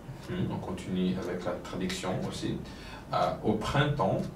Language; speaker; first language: French; non-native, fluent; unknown